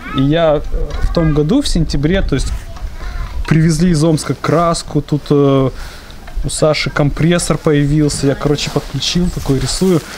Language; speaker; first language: Russian; native; Russian